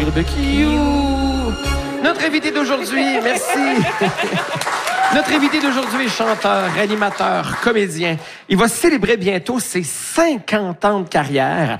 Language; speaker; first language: French; native; French